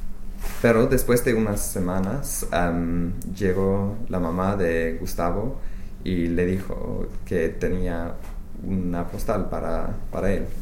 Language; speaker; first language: Spanish; non-native, learner; English